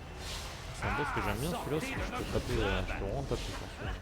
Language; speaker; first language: French; native; French